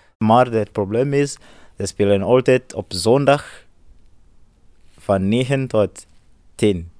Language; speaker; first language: Dutch; non-native, learner; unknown